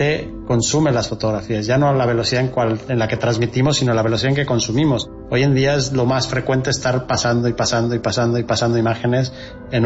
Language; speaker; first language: Spanish; native; Spanish